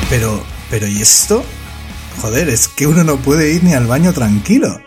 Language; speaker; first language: Spanish; native; Spanish